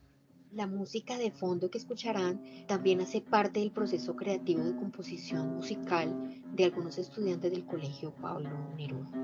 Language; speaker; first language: Spanish; native; Spanish